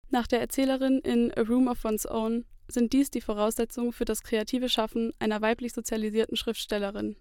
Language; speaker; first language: German; native; German